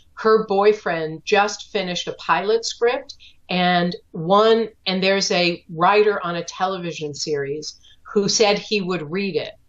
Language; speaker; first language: English; native; English